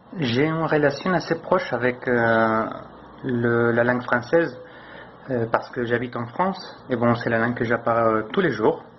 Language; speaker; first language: French; non-native, fluent; Spanish